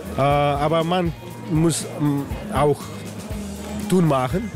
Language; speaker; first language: German; non-native, learner; Slovenian